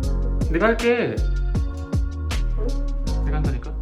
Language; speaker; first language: Korean; native; Korean